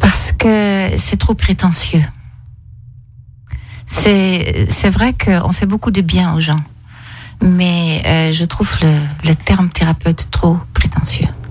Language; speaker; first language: French; non-native, fluent; Dutch